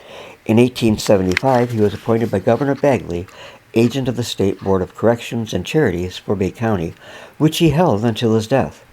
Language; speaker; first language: English; native; English